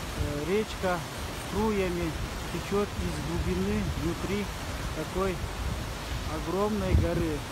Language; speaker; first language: Russian; non-native, local second language; Kyrgyz